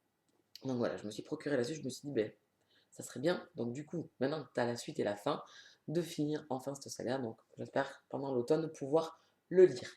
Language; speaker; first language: French; native; French